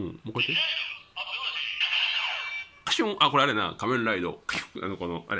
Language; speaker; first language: Japanese; native; Japanese